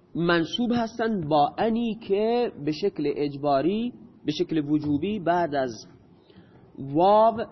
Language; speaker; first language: Persian; non-native, local second language; Baluchi